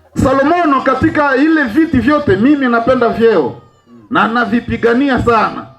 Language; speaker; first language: Swahili; non-native, local second language; Nande